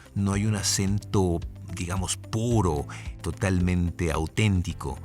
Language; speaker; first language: Spanish; native; Spanish